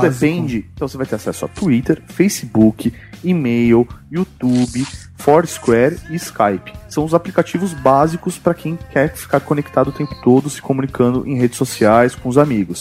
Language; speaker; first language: Portuguese; native; Portuguese